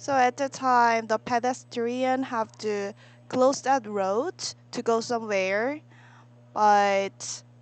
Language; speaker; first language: English; non-native, learner; Korean